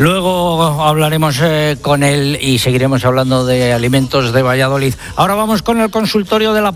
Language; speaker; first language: Spanish; native; Spanish